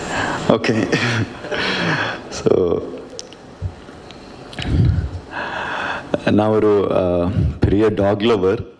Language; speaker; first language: Tamil; non-native, learner; Kannada